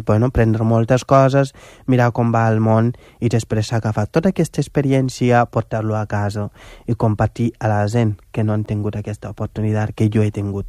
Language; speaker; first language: Catalan; non-native, fluent; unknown